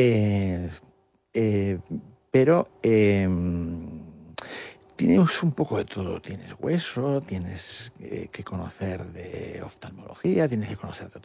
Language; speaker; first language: Spanish; native; Spanish